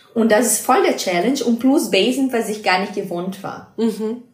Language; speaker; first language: German; non-native, fluent; Portuguese